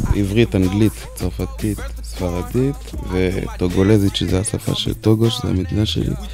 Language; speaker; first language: Hebrew; early bilingual, other home language; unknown